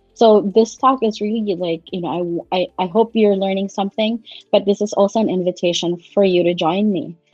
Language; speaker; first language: English; non-native, local second language; Cebuano